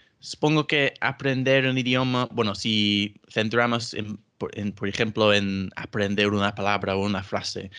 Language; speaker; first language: Spanish; non-native, fluent; English